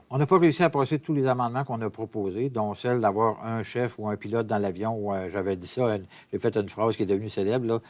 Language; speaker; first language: French; native; French